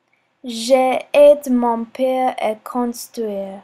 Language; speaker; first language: French; non-native, learner; English